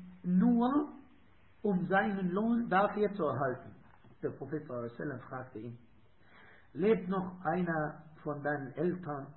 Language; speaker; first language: German; non-native, fluent; Arabic